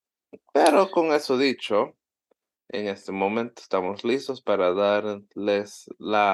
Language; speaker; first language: Spanish; early bilingual, heritage; Spanish